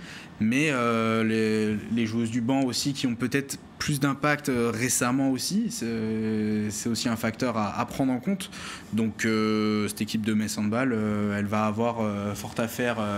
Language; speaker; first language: French; native; French